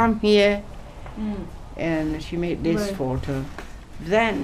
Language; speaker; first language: English; non-native, fluent; Italian